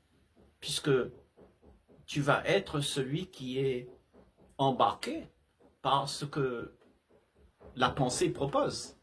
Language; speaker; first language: French; native; French